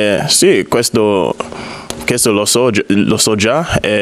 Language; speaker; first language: Italian; non-native, fluent; English